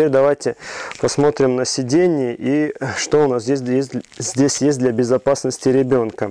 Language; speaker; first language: Russian; native; Russian